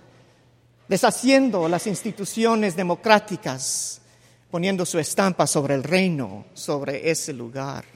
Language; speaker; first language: Spanish; early bilingual, heritage; Spanish